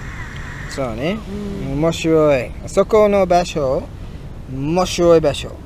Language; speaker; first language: Japanese; non-native, learner; English